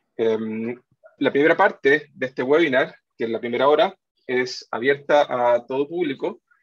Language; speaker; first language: Spanish; native; Spanish